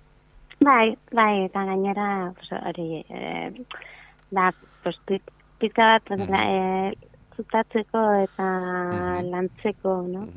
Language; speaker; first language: Basque; non-native, local second language; Spanish